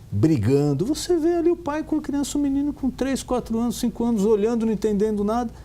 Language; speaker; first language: Portuguese; native; Portuguese